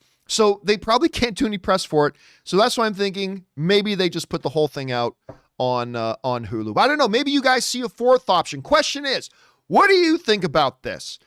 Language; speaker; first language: English; native; English